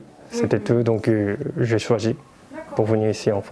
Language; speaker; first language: French; non-native, learner; Korean